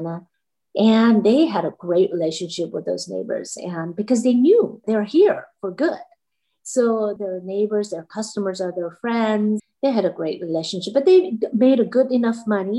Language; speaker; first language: English; non-native, fluent; Korean